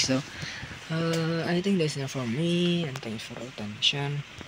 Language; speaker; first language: English; non-native, learner; Indonesian